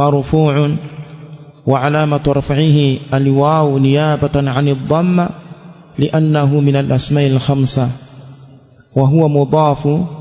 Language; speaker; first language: Arabic; non-native, fluent; Swahili